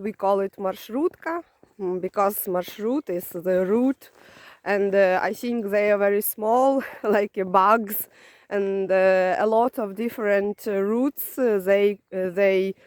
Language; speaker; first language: English; non-native, fluent; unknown